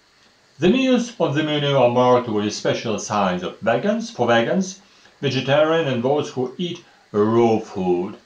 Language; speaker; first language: English; non-native, fluent; Russian